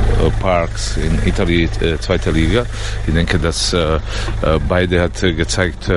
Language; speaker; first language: German; non-native, learner; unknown